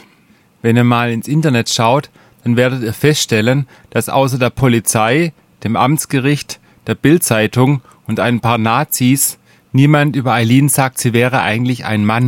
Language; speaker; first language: German; native; German